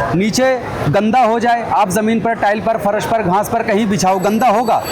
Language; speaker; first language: Hindi; native; Hindi